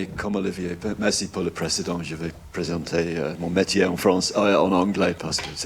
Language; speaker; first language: French; non-native, learner; English